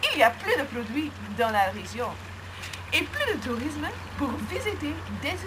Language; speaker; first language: French; non-native, learner; Dutch